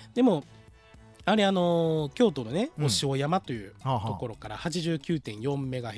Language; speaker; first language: Japanese; native; Japanese